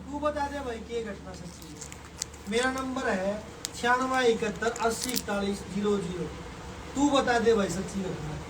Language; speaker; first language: Hindi; native; Hindi